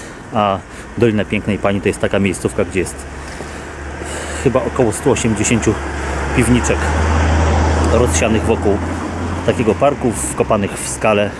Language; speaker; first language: Polish; native; Polish